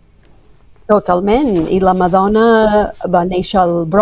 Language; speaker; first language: Catalan; non-native, fluent; English